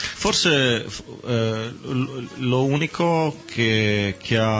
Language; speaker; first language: Spanish; non-native, learner; Italian